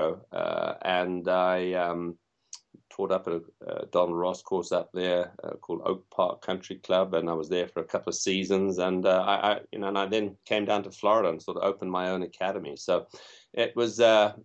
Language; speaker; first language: English; native; English